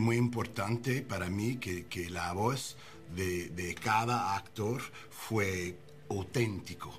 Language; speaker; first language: Spanish; non-native, learner; English